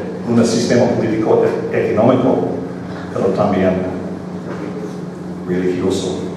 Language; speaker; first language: Spanish; non-native, fluent; English